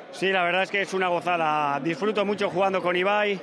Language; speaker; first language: Spanish; native; Spanish